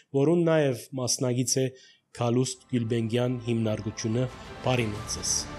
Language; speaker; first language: Armenian; early bilingual, heritage; Armenian